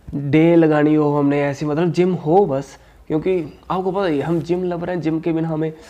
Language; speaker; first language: Hindi; native; Hindi